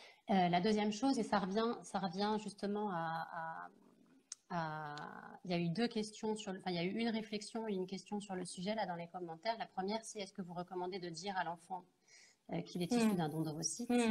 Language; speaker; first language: French; native; French